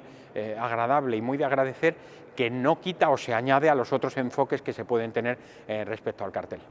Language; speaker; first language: Spanish; native; Spanish